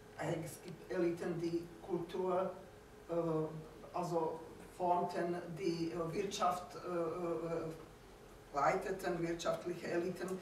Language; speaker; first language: German; non-native, fluent; Slovak